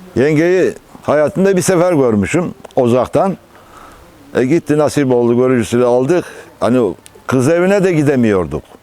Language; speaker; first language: Turkish; native; Turkish